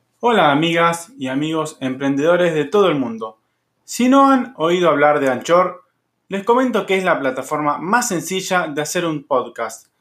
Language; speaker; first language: Spanish; native; Spanish